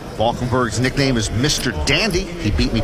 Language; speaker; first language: English; native; English